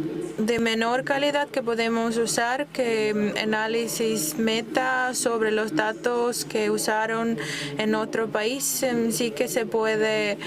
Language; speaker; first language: Spanish; non-native, fluent; German